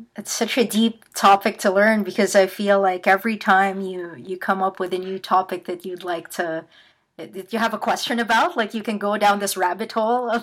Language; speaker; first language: English; non-native, local second language; Filipino